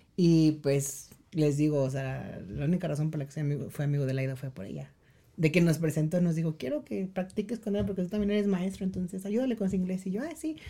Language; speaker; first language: Spanish; native; Spanish